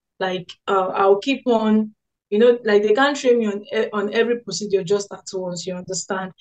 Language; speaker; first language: English; non-native, local second language; Yoruba